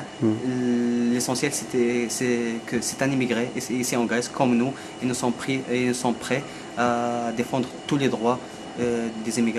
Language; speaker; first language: French; non-native, learner; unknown